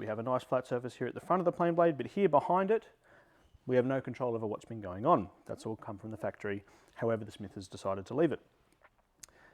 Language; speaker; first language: English; native; English